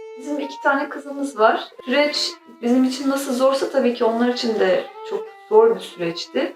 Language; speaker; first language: Turkish; native; Turkish